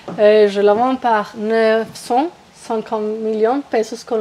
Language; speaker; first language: French; non-native, fluent; Spanish